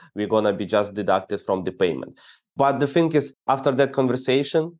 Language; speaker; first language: English; non-native, fluent; Ukrainian